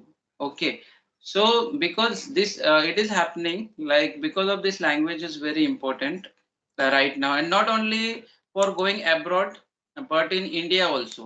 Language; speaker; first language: English; non-native, learner; Marathi